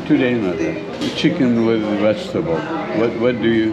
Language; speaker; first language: English; non-native, learner; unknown